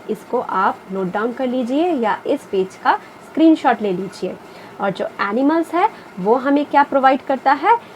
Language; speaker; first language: Hindi; non-native, local second language; Bangla